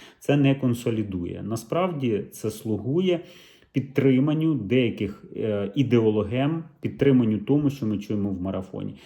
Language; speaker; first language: Ukrainian; native; Ukrainian